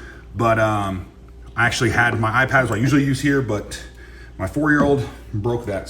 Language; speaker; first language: English; native; English